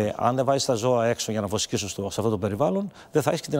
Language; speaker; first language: Greek; native; Greek